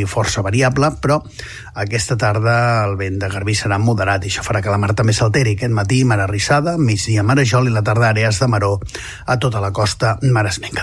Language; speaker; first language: Catalan; native; Catalan